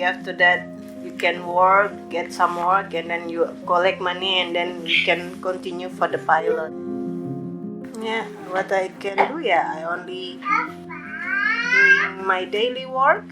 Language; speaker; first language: English; non-native, learner; Indonesian